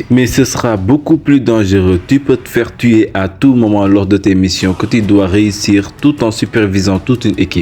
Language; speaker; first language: French; native; French